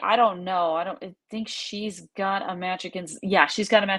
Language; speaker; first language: English; native; English